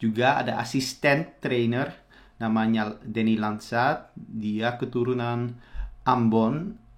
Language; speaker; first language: Indonesian; non-native, fluent; Dutch